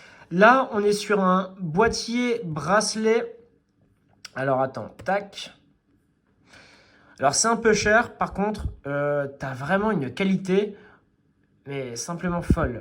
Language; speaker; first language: French; native; French